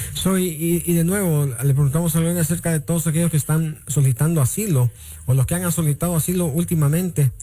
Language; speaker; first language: Spanish; native; Spanish